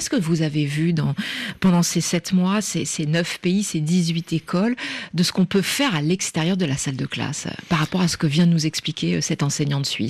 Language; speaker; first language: French; native; French